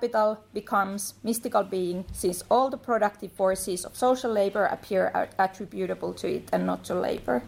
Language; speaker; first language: English; non-native, fluent; Finnish